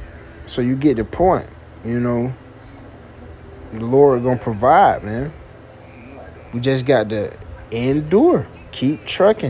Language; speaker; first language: English; native; English